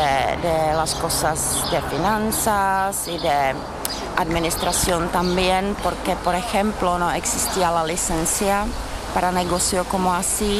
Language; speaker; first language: Spanish; non-native, learner; Czech